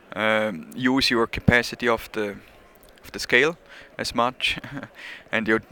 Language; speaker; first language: English; non-native, fluent; German